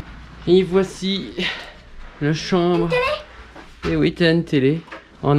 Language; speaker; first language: French; native; French